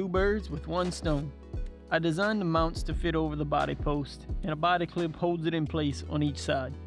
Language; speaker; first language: English; native; English